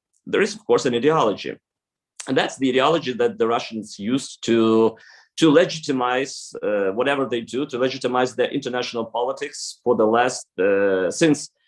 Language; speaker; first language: English; non-native, fluent; Ukrainian